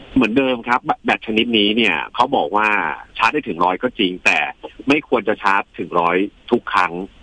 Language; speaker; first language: Thai; native; Thai